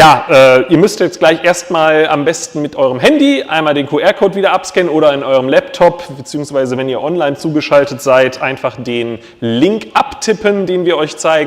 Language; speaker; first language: German; native; German